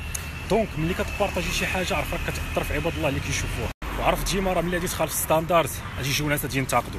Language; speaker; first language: Arabic; native; Arabic